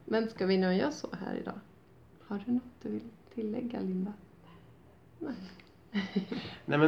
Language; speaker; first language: Swedish; native; Swedish